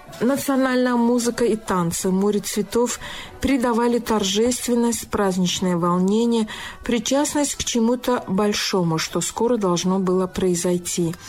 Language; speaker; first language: Russian; non-native, local second language; Tajik